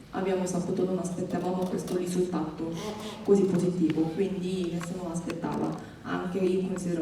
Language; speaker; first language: Italian; non-native, fluent; Korean